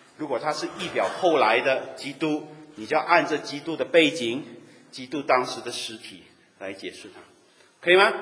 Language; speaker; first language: Chinese; native; Chinese